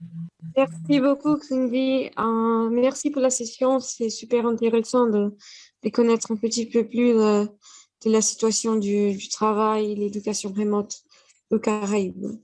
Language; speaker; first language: French; non-native, fluent; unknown